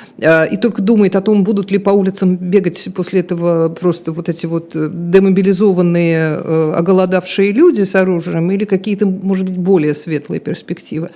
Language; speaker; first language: Russian; native; Russian